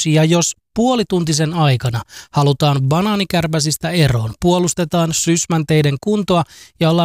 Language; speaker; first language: Finnish; native; Finnish